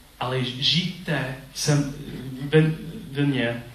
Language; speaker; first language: Czech; non-native, learner; English